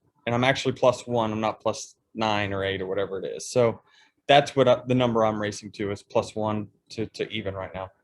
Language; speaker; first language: English; native; English